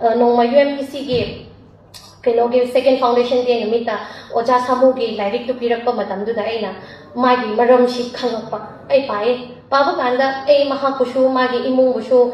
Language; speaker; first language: Manipuri; native; Manipuri